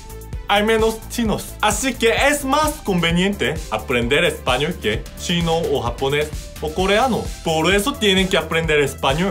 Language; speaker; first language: Spanish; non-native, fluent; Korean